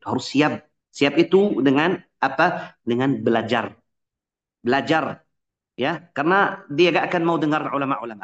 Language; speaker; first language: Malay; non-native, fluent; Arabic